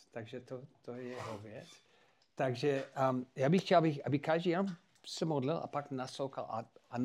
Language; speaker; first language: Czech; non-native, fluent; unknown